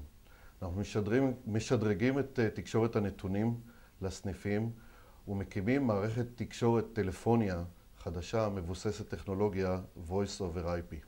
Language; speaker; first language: Hebrew; native; Hebrew